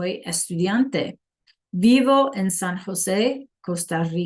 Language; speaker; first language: Spanish; non-native, fluent; English